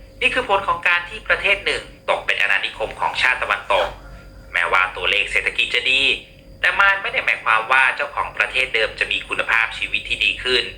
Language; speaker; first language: Thai; native; Thai